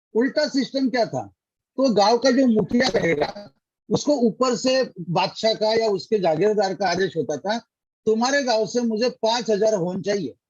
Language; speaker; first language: Hindi; non-native, local second language; Marathi